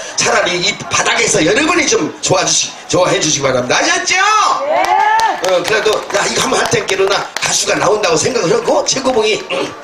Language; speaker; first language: Korean; native; Korean